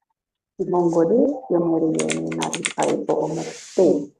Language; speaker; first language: Japanese; non-native, learner; Indonesian